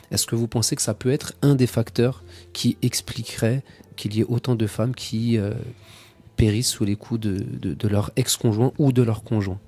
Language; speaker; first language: French; native; French